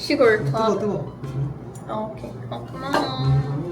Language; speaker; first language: Korean; non-native, learner; Russian